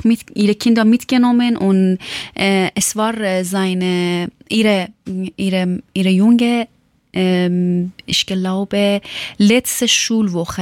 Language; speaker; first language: German; non-native, learner; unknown